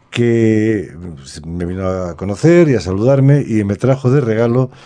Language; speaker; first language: Spanish; native; Spanish